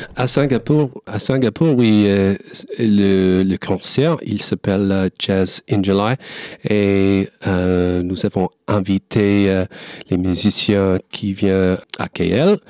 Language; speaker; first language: French; non-native, learner; English